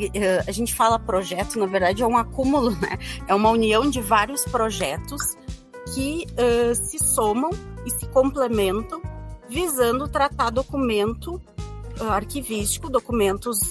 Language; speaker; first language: Portuguese; native; Portuguese